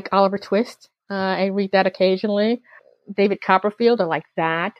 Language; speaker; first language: English; native; English